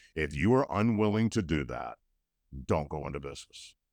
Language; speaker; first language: English; native; English